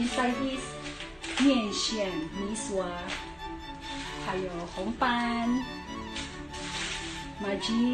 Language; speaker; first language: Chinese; non-native, learner; Filipino